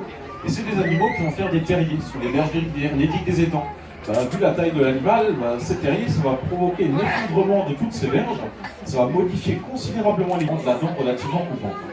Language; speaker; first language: French; native; French